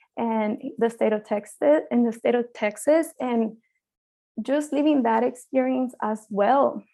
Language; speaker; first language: English; early bilingual, other home language; Spanish